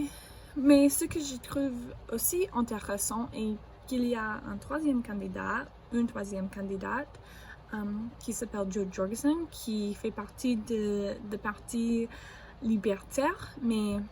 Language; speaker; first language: French; non-native, learner; English